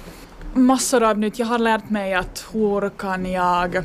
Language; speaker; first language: Swedish; non-native, local second language; Finnish